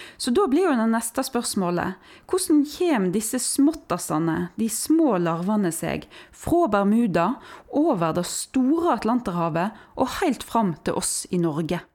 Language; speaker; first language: Norwegian; native; Norwegian